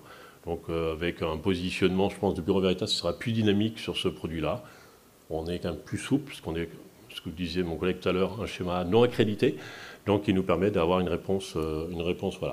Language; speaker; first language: French; native; French